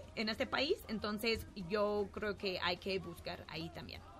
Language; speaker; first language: Spanish; non-native, fluent; English